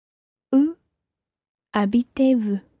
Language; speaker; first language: French; non-native, learner; English